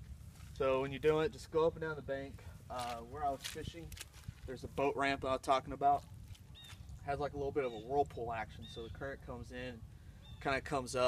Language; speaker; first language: English; native; English